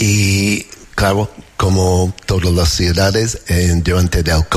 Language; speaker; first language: Spanish; non-native, learner; English